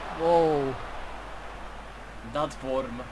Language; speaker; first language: English; non-native, learner; Polish